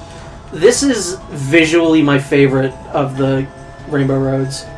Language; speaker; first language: English; native; English